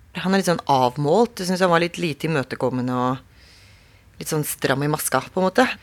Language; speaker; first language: Norwegian; native; Norwegian